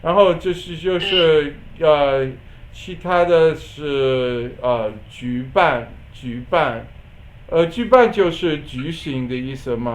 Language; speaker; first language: Chinese; non-native, learner; English